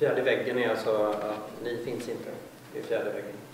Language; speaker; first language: Swedish; native; Swedish